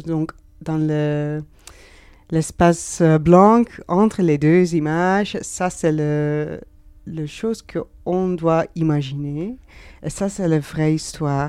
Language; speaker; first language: French; non-native, learner; Dutch